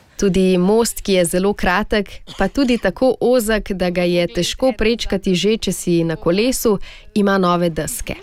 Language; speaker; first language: Slovenian; native; Slovenian